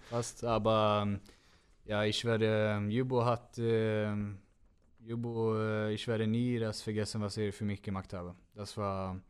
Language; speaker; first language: German; non-native, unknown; Swedish